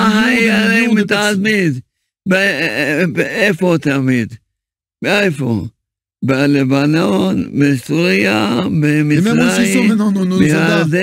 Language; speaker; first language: Hebrew; early bilingual, other home language; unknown